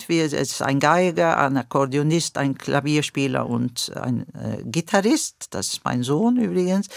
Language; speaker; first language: German; non-native, fluent; Swedish